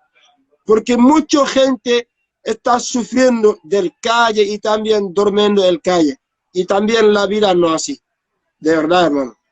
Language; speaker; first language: Spanish; non-native, learner; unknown